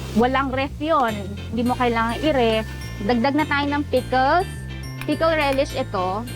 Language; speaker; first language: Filipino; native; Filipino